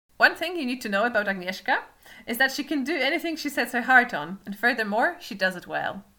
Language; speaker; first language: English; non-native, fluent; Polish